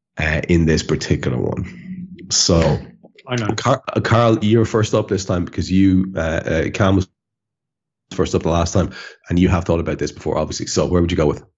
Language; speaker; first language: English; native; English